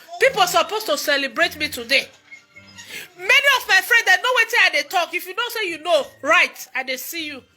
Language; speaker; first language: Nigerian Pidgin; native; Nigerian Pidgin